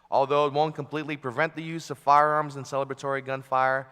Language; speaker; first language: English; early bilingual, other home language; Filipino